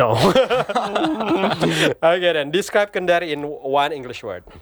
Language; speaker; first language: English; non-native, fluent; Indonesian